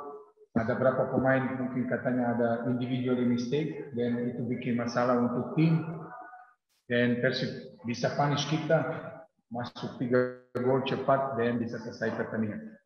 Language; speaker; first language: Indonesian; non-native, learner; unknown